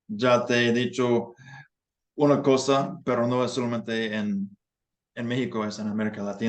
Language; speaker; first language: Spanish; non-native, fluent; English